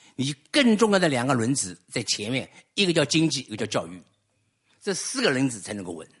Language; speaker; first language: Chinese; native; Chinese